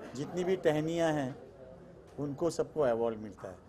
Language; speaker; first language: Hindi; non-native, local second language; Marathi